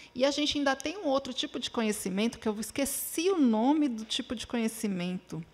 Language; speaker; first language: Portuguese; native; Portuguese